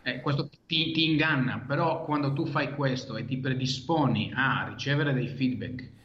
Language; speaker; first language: Italian; non-native, fluent; Hebrew